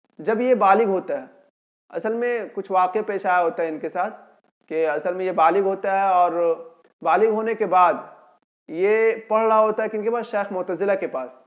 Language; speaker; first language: Urdu; native; Urdu